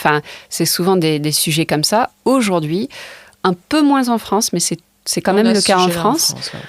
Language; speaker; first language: French; non-native, fluent; English